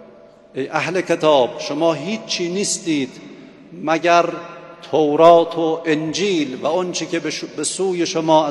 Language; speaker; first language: Persian; native; Persian